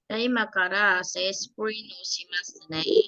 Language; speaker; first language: Japanese; non-native, fluent; Vietnamese